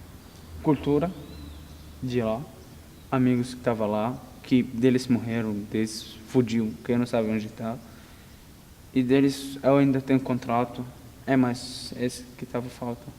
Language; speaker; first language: Portuguese; non-native, learner; Arabic